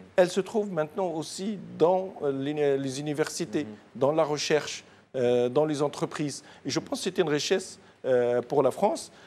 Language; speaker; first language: French; non-native, local second language; Arabic